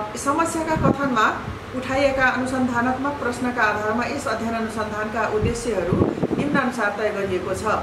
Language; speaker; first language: Nepali; non-native, local second language; Rana Tharu